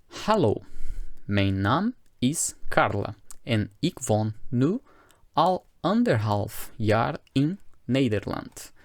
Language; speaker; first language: Dutch; non-native, fluent; Portuguese